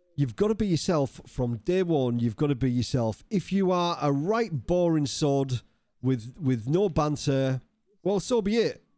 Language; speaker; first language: English; native; English